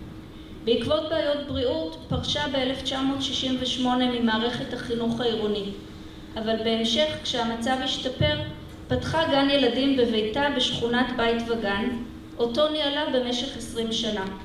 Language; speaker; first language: Hebrew; native; Hebrew